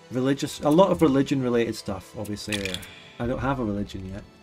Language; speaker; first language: English; native; English